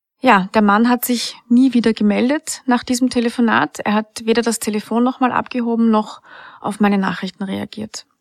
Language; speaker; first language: German; native; German